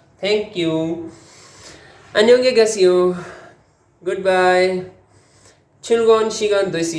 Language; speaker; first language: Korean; non-native, learner; Urdu